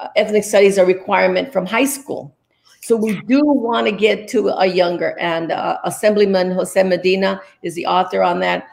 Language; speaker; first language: English; early bilingual, other home language; Spanish